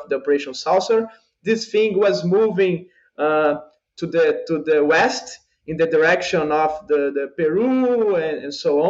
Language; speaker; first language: English; non-native, fluent; Portuguese